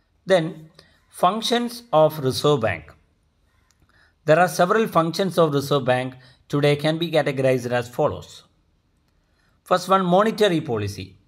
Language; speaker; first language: English; non-native, local second language; Malayalam